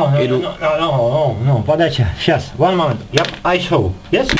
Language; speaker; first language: English; non-native, learner; Russian